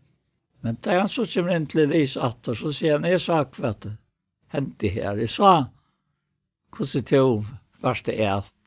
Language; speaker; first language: Danish; non-native, local second language; Faroese